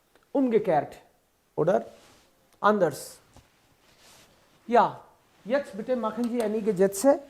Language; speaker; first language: German; non-native, fluent; Hindi